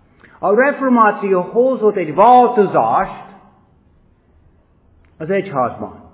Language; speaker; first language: Hungarian; non-native, fluent; English